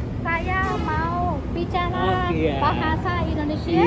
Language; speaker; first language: Indonesian; non-native, learner; Thai